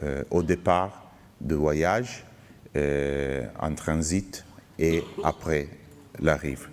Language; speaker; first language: French; non-native, fluent; Italian